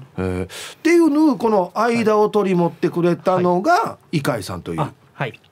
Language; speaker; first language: Japanese; native; Japanese